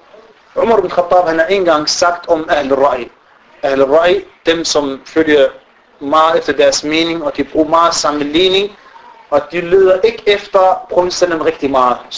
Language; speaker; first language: Danish; non-native, fluent; Arabic